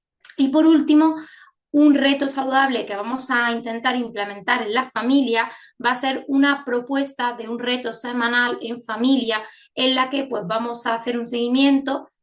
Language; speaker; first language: Spanish; native; Spanish